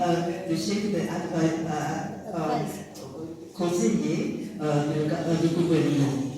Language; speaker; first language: French; non-native, learner; Japanese